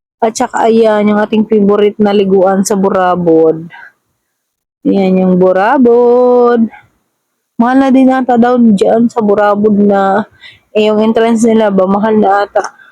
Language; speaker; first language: Filipino; non-native, local second language; Cebuano